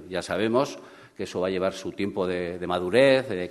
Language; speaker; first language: Spanish; native; Spanish